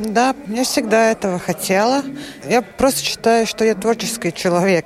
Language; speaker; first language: Russian; non-native, local second language; Latvian